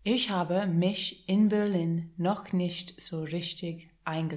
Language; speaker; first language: German; non-native, learner; English